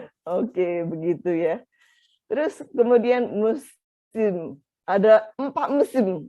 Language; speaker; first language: Indonesian; non-native, fluent; Japanese